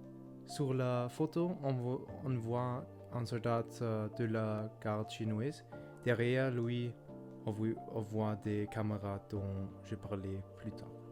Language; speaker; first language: French; non-native, learner; German